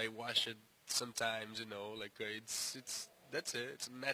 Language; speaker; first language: English; non-native, fluent; Portuguese